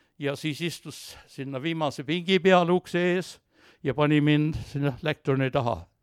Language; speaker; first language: Estonian; early bilingual, heritage; Estonian